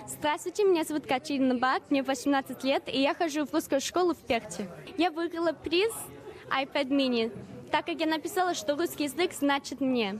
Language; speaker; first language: Russian; early bilingual, heritage; Russian